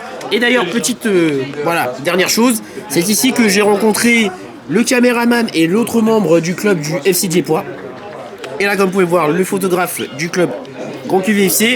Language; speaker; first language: French; native; French